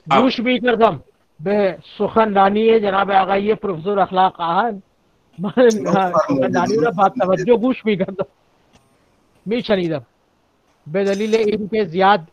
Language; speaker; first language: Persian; non-native, fluent; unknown